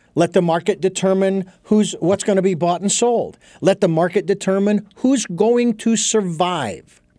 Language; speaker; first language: English; native; English